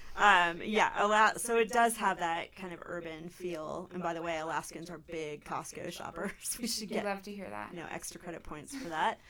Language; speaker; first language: English; native; English